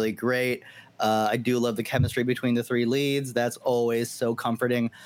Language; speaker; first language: English; early bilingual, other home language; Hindi